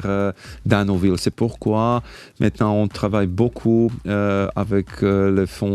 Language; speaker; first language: French; non-native, fluent; Slovak